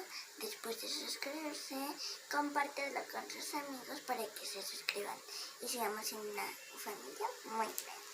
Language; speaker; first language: Spanish; native; Spanish